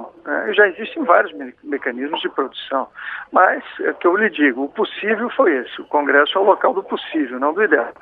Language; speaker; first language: Portuguese; native; Portuguese